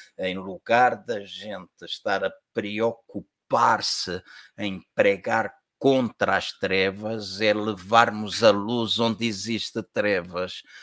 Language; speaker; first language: Portuguese; native; Portuguese